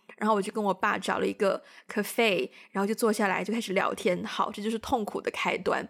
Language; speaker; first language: Chinese; native; Chinese